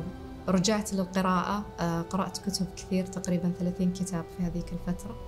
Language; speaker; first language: Arabic; native; Arabic